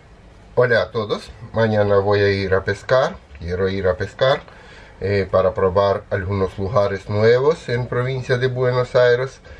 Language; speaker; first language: Spanish; non-native, fluent; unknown